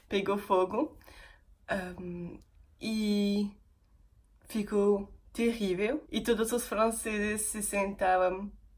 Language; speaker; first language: Portuguese; non-native, fluent; French